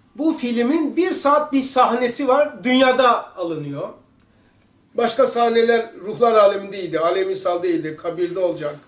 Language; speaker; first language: Turkish; native; Turkish